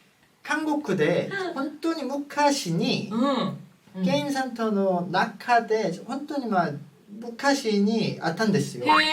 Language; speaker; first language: Japanese; non-native, fluent; Korean